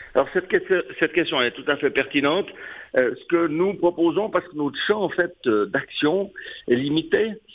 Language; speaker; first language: French; native; French